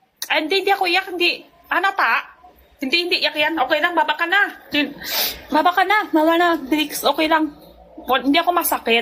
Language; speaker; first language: Filipino; non-native, learner; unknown